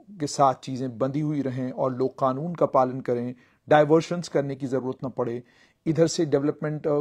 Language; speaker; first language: Hindi; non-native, local second language; Kashmiri